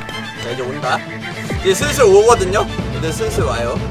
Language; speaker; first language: Korean; native; Korean